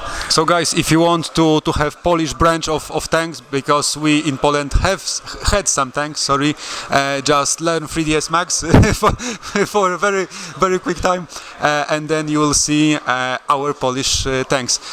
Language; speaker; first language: English; non-native, fluent; Polish